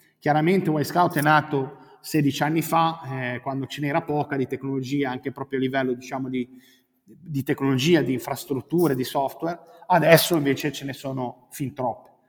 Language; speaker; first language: Italian; native; Italian